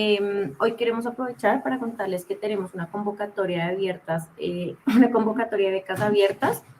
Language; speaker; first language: Spanish; native; Spanish